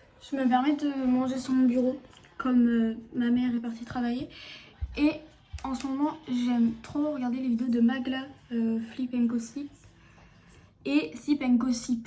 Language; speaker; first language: French; native; French